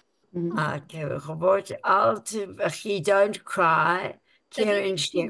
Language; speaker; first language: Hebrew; non-native, learner; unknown